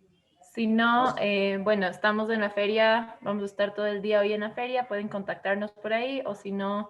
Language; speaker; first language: Spanish; native; Spanish